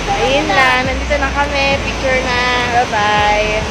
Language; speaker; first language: Filipino; non-native, local second language; Cebuano